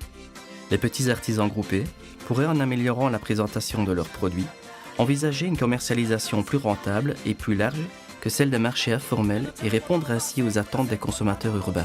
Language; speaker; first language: French; native; French